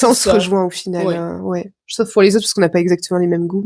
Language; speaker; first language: French; native; French